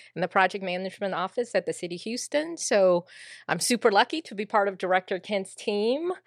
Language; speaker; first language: English; native; English